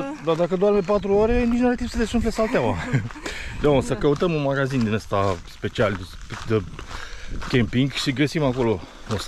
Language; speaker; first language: Romanian; native; Romanian